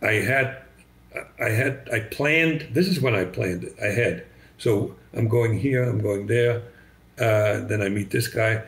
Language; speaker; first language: English; non-native, fluent; German